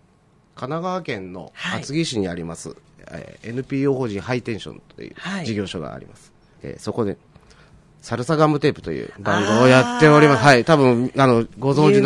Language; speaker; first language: Japanese; native; Japanese